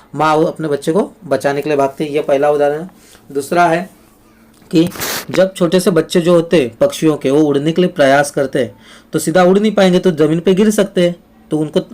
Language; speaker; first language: Hindi; non-native, local second language; Marathi